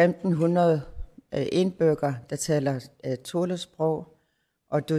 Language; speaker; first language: Danish; non-native, local second language; Kalaallisut